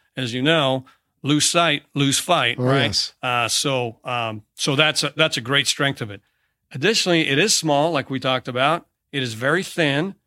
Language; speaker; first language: English; native; English